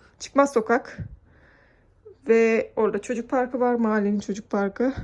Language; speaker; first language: Turkish; early bilingual, other home language; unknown